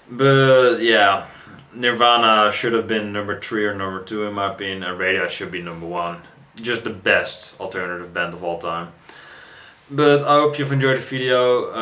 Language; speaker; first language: English; non-native, fluent; Dutch